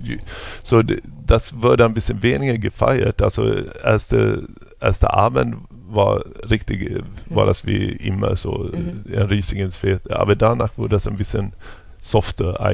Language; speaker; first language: German; non-native, fluent; Swedish